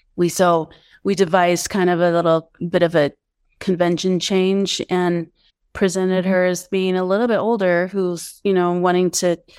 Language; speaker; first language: English; native; English